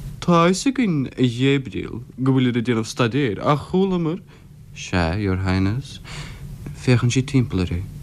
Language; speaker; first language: Irish; non-native, local second language; English